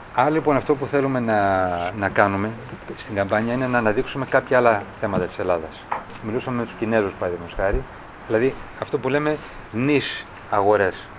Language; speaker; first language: Greek; native; Greek